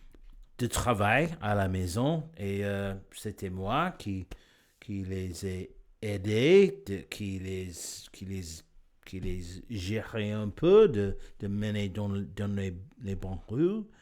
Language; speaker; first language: French; non-native, learner; English